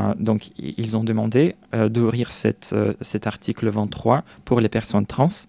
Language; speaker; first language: French; non-native, fluent; Russian